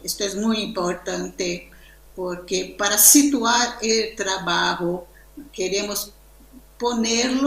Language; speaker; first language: Spanish; non-native, learner; Portuguese